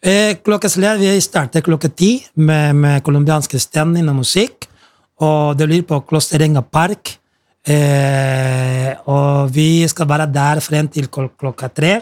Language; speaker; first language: Norwegian; non-native, fluent; Spanish